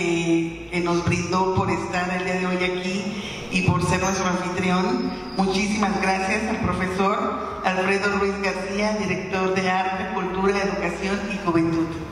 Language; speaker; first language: Spanish; native; Spanish